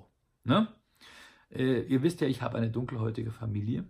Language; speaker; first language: German; native; German